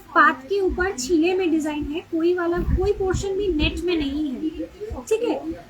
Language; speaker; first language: Hindi; non-native, local second language; Bangla